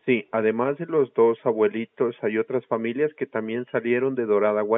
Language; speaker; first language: Spanish; native; Spanish